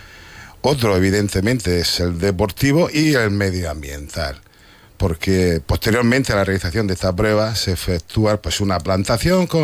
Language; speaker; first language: Spanish; native; Spanish